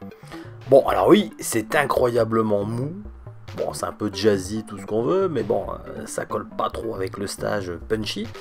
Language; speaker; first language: French; native; French